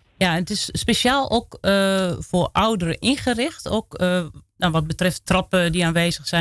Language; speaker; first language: Dutch; native; Dutch